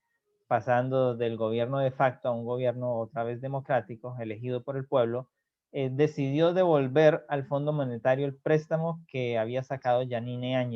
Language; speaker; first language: Spanish; native; Spanish